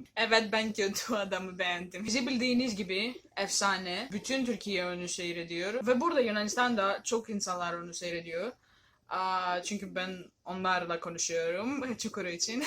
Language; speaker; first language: Turkish; non-native, learner; Greek